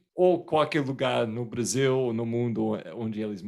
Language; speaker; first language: Portuguese; non-native, fluent; English